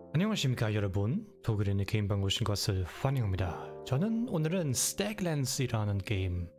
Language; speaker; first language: Korean; non-native, learner; German